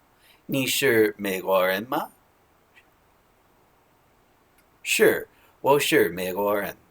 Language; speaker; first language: Chinese; non-native, learner; English